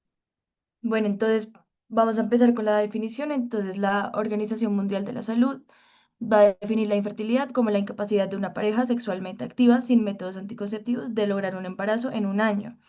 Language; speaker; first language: Spanish; native; Spanish